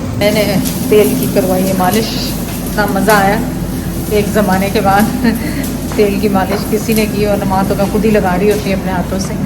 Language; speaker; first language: Urdu; non-native, local second language; Punjabi